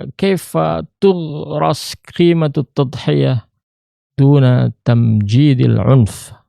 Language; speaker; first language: Arabic; non-native, fluent; Indonesian